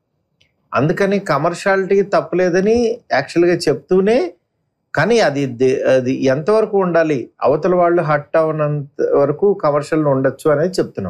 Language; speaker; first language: Telugu; native; Telugu